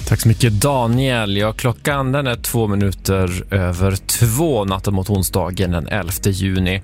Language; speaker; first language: Swedish; native; Swedish